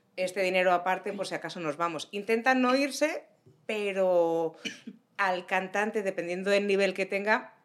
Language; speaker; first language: Spanish; native; Spanish